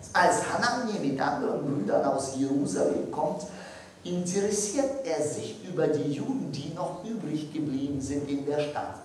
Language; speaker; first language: German; non-native, fluent; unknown